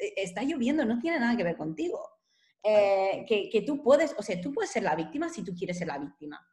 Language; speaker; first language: Spanish; non-native, fluent; English